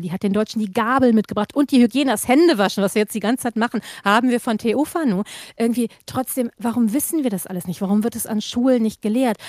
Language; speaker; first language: German; native; German